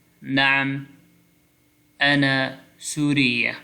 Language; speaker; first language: Arabic; non-native, fluent; Pashto